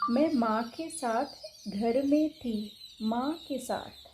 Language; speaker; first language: Hindi; non-native, fluent; Sinhala